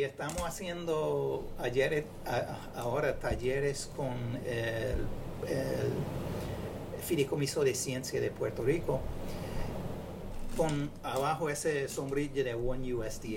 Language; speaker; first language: Spanish; non-native, fluent; English